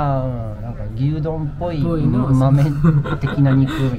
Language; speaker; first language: Japanese; native; Japanese